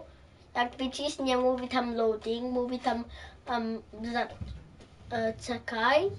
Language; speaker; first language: Polish; early bilingual, heritage; Polish